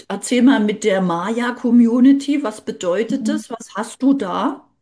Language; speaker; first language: German; native; German